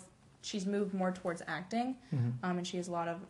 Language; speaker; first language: English; native; English